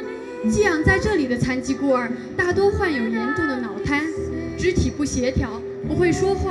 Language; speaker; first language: Chinese; native; Chinese